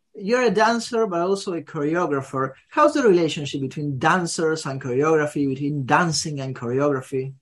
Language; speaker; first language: English; non-native, fluent; Spanish